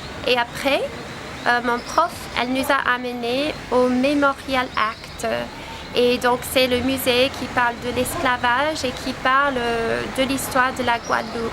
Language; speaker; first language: French; non-native, fluent; English